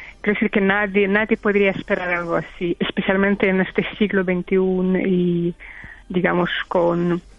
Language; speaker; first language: Spanish; non-native, fluent; Ukrainian